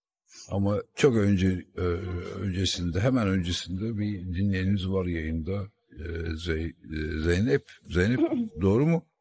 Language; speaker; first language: Turkish; native; Turkish